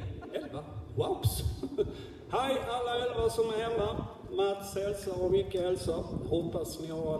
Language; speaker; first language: Swedish; native; Swedish